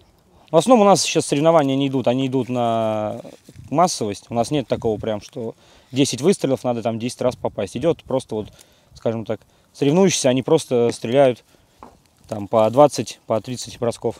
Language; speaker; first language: Russian; native; Russian